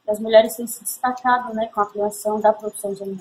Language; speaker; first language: Portuguese; native; Portuguese